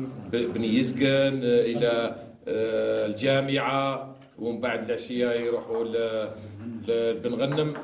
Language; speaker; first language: Arabic; native; Arabic